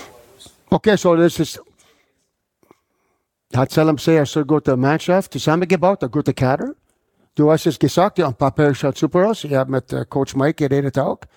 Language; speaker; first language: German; non-native, fluent; English